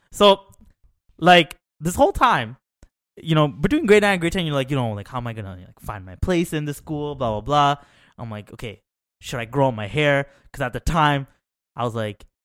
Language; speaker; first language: English; early bilingual, other home language; Tamil